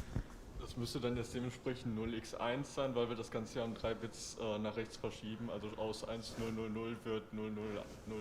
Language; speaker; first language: German; native; German